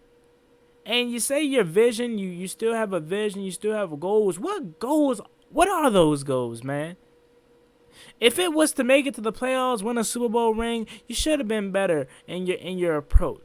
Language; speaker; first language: English; native; English